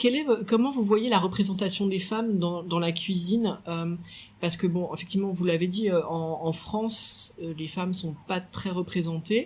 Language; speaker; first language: French; native; French